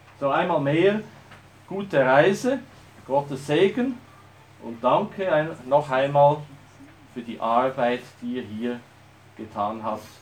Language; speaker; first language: German; native; German